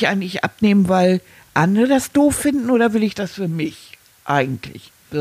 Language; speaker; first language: German; native; German